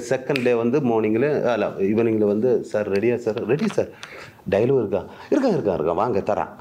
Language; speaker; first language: Tamil; non-native, learner; Malayalam